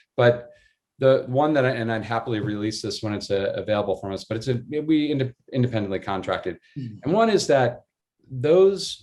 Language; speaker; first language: English; native; English